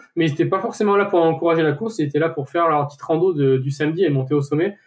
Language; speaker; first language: French; native; French